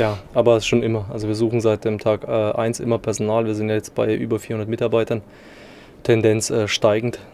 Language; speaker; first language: German; native; German